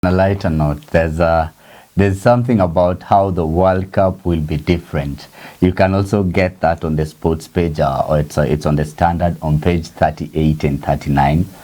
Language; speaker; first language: English; non-native, local second language; Swahili